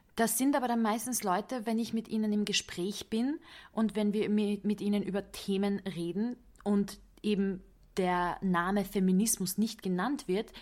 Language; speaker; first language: German; non-native, fluent; Hungarian